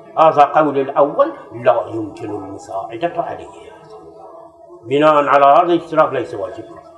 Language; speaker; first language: Arabic; non-native, fluent; Persian